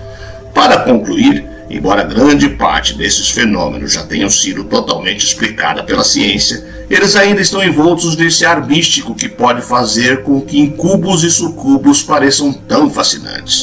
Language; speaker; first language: Portuguese; native; Portuguese